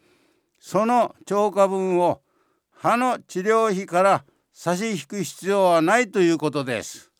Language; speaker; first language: Japanese; native; Japanese